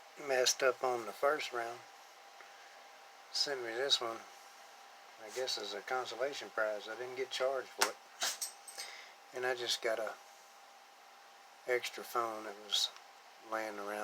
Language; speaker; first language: English; native; English